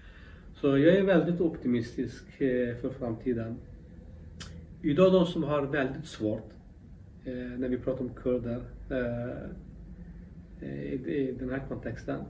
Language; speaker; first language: Swedish; non-native, local second language; Kurdish